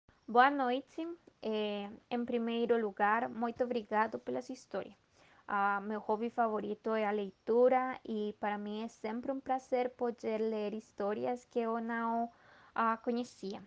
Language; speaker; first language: Portuguese; non-native, fluent; Spanish